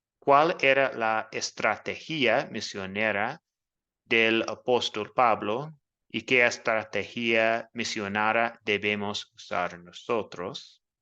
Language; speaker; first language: Spanish; non-native, learner; English